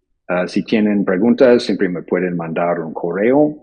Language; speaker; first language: Spanish; non-native, fluent; English